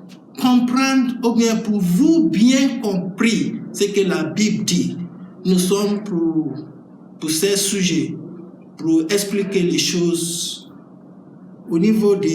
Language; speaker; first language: French; non-native, learner; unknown